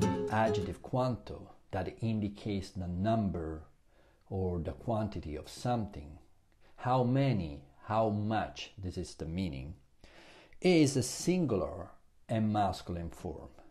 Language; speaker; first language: English; non-native, fluent; Italian